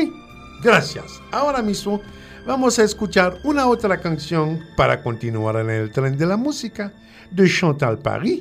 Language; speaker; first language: Spanish; non-native, fluent; French